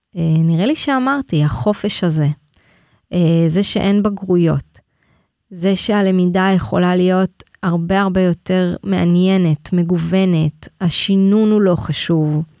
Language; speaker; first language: Hebrew; native; Hebrew